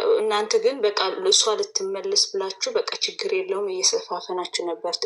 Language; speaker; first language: Amharic; early bilingual, heritage; Amharic